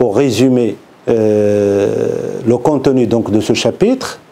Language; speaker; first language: French; non-native, local second language; Arabic